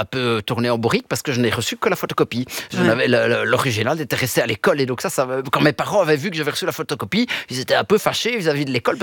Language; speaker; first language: French; early bilingual, other home language; Italian